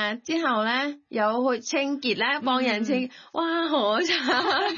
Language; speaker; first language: Cantonese; non-native, learner; Thai